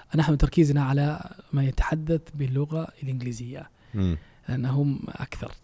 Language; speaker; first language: Arabic; non-native, fluent; Danish